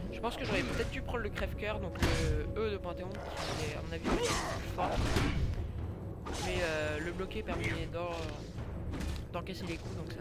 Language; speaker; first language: French; native; French